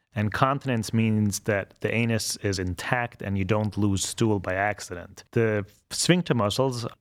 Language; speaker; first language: English; non-native, fluent; German